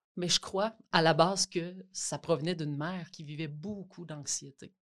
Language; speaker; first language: French; native; French